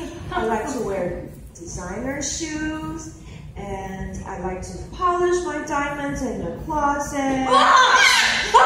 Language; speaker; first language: English; non-native, learner; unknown